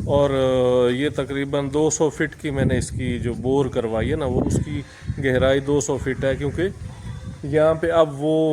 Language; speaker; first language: Urdu; non-native, local second language; Punjabi